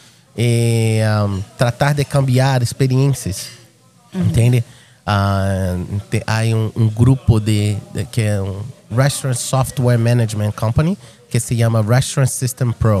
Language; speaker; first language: Spanish; non-native, fluent; Portuguese